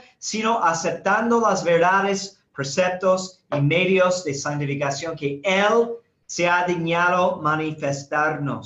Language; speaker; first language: Spanish; non-native, fluent; English